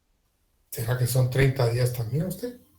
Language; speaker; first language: Spanish; native; Spanish